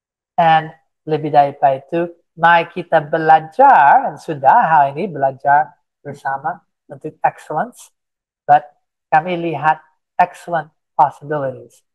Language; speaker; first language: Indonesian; non-native, fluent; English